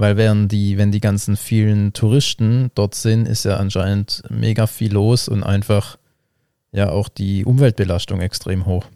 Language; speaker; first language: German; native; German